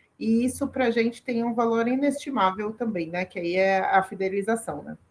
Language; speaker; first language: Portuguese; early bilingual, other home language; Arabic